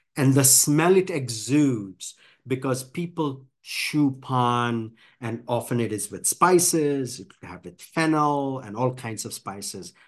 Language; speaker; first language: English; non-native, local second language; Bangla